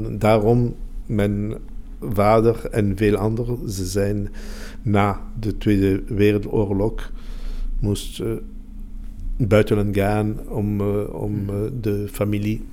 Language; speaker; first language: Dutch; non-native, local second language; Italian